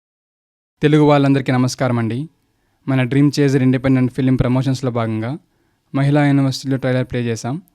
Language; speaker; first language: Telugu; native; Telugu